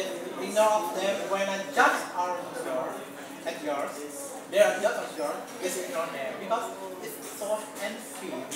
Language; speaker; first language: English; non-native, learner; Indonesian